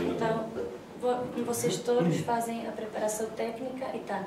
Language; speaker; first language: Portuguese; non-native, fluent; Czech